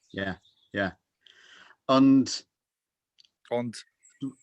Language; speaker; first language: Welsh; non-native, fluent; English